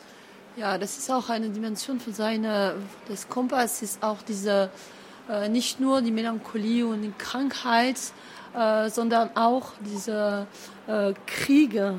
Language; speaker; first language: German; non-native, fluent; French